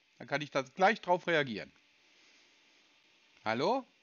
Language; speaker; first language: German; native; German